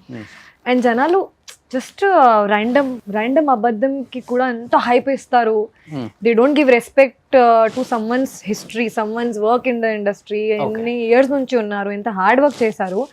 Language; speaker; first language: Telugu; non-native, fluent; Hindi